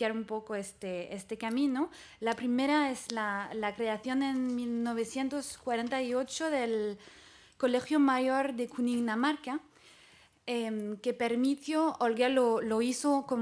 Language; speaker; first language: Spanish; non-native, fluent; French